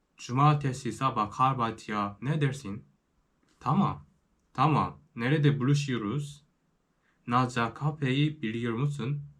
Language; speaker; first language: Turkish; non-native, learner; Korean